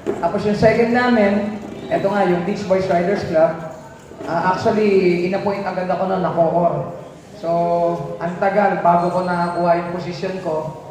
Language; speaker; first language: Filipino; native; Filipino